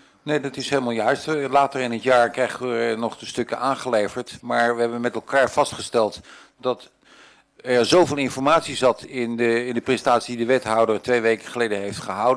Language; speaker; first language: Dutch; native; Dutch